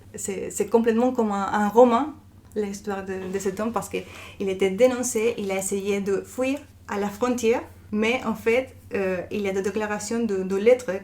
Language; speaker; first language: French; non-native, fluent; Spanish